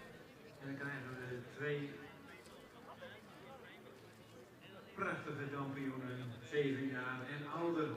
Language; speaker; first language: Dutch; native; Dutch